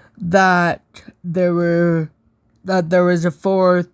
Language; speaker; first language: English; native; English